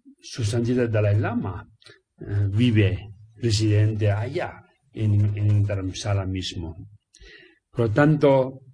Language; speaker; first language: Spanish; non-native, learner; Tibetan